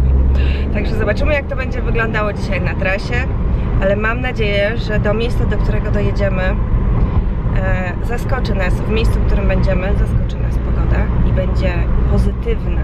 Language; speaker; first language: Polish; native; Polish